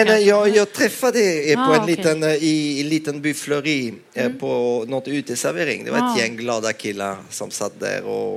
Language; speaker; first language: Swedish; non-native, fluent; French